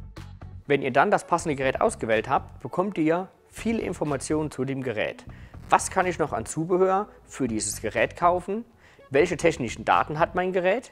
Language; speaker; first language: German; native; German